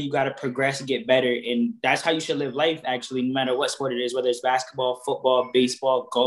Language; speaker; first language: English; native; English